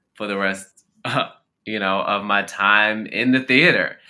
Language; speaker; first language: English; native; English